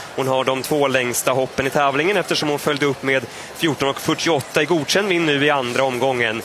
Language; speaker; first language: Swedish; native; Swedish